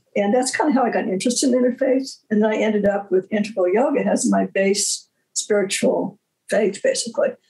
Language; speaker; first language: English; native; English